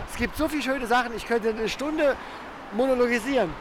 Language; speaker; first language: German; native; German